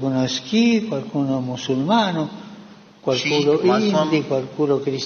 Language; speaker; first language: Italian; early bilingual, heritage; Spanish